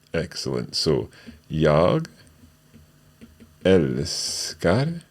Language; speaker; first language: Swedish; non-native, learner; English